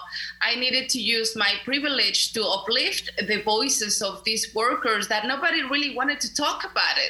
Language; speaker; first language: English; non-native, fluent; Spanish